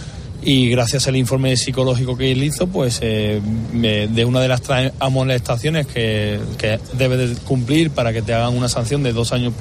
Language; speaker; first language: Spanish; native; Spanish